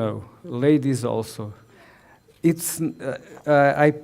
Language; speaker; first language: English; non-native, learner; Portuguese